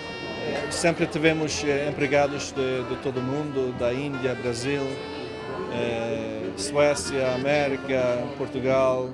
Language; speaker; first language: Portuguese; non-native, fluent; Swedish